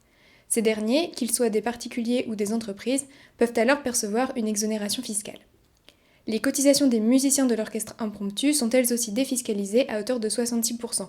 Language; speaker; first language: French; native; French